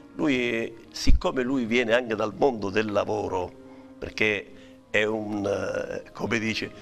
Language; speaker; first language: Italian; native; Italian